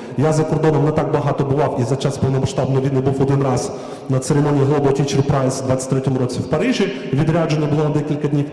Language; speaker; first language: Ukrainian; native; Ukrainian